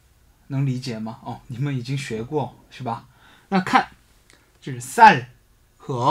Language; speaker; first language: Chinese; non-native, fluent; Korean